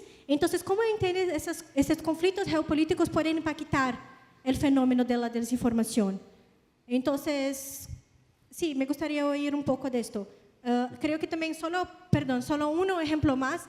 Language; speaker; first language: Spanish; non-native, learner; Portuguese